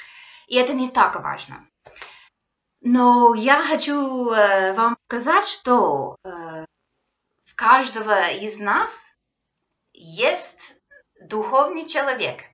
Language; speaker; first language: Russian; non-native, fluent; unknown